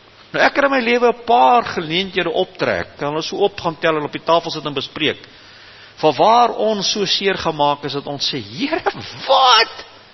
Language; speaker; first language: Afrikaans; native; Afrikaans